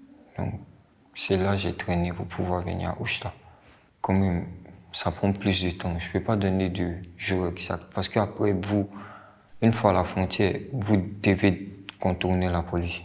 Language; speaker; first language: French; non-native, local second language; Bambara